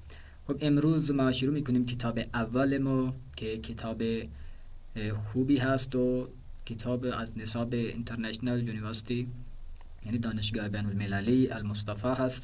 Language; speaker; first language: Persian; non-native, fluent; Urdu